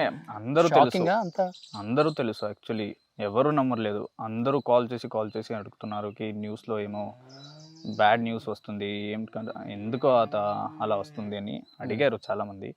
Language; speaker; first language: Telugu; non-native, learner; Kannada